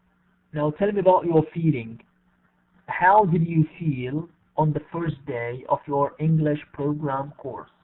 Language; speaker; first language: English; non-native, fluent; Arabic